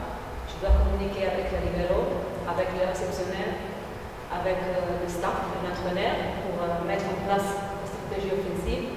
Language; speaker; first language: French; non-native, fluent; Italian